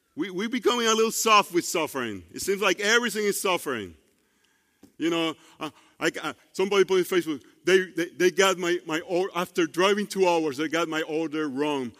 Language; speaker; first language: English; non-native, fluent; Spanish